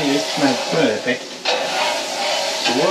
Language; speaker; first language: Swedish; native; Swedish